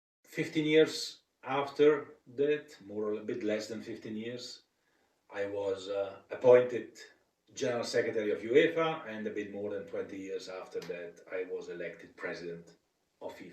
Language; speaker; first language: English; non-native, fluent; Italian